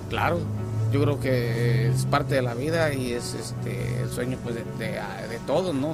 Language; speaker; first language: Spanish; native; Spanish